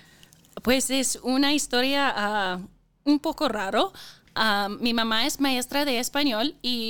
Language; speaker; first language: Spanish; non-native, fluent; English